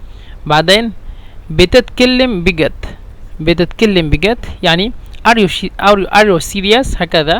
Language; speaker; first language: Arabic; non-native, fluent; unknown